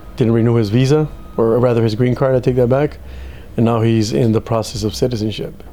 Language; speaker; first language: English; native; English